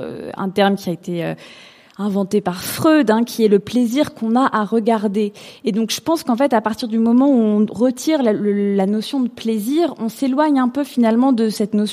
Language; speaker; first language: French; native; French